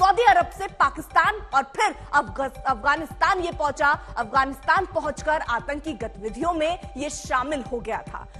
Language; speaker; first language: Hindi; native; Hindi